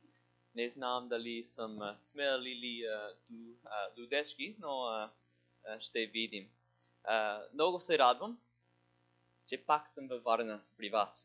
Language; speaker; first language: Bulgarian; non-native, learner; English